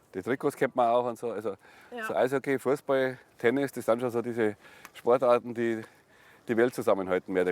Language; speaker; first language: German; native; German